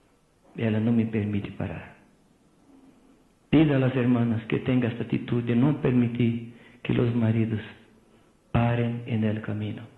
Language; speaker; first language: Spanish; non-native, fluent; Portuguese